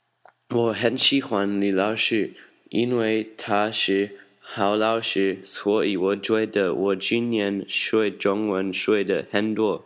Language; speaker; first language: Chinese; non-native, learner; English